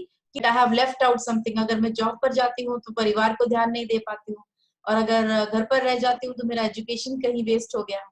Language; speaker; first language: Hindi; native; Hindi